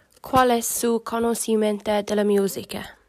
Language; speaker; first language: Spanish; non-native, learner; English